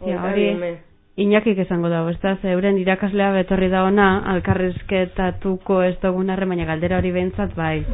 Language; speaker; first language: Basque; native; Basque